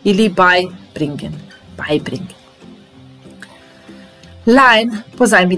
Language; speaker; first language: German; non-native, fluent; Serbian